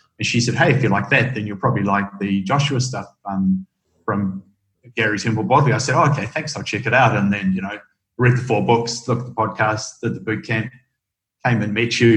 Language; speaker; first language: English; native; English